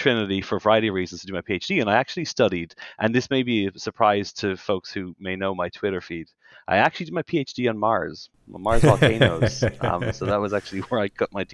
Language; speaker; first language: English; native; English